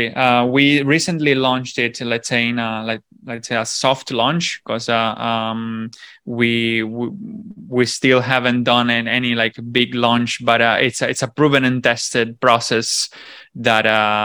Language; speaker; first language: English; non-native, fluent; Italian